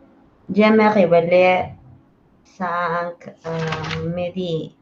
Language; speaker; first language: French; non-native, learner; Spanish